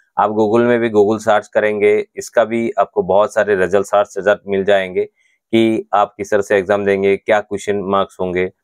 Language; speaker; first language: Hindi; non-native, local second language; Bangla